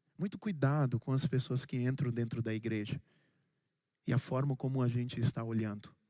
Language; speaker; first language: Portuguese; non-native, local second language; Kabuverdianu